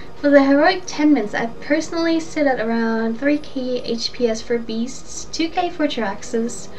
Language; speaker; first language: English; early bilingual, other home language; German